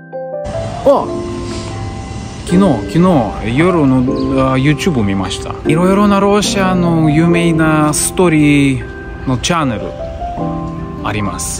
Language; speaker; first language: Japanese; non-native, learner; Russian